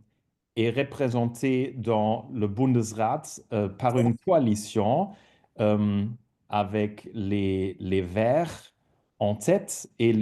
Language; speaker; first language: French; non-native, fluent; German